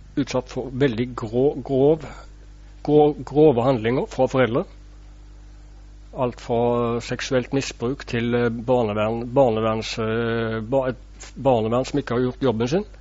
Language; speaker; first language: Norwegian; native; Norwegian